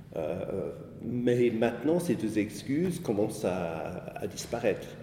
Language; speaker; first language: French; non-native, fluent; English